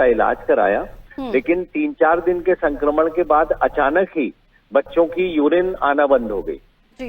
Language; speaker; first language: Hindi; native; Hindi